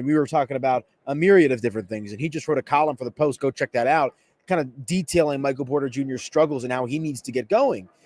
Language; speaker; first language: English; native; English